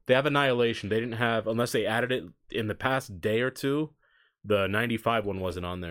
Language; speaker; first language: English; native; English